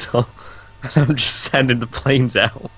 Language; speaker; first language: English; native; English